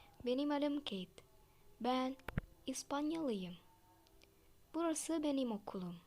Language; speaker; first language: Turkish; non-native, fluent; Indonesian